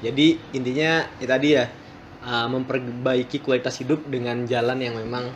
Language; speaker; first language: Indonesian; native; Indonesian